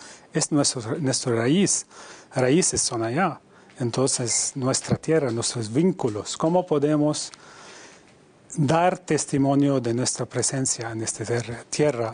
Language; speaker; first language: Spanish; non-native, fluent; Arabic